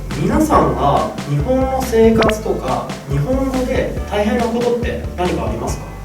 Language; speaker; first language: Japanese; native; Japanese